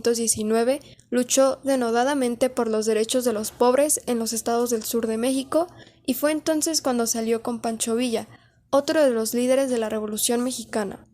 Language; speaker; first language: Spanish; native; Spanish